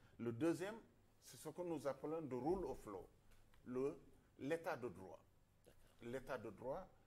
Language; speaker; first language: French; non-native, local second language; Wolof